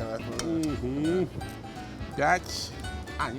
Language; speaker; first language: Russian; non-native, fluent; Italian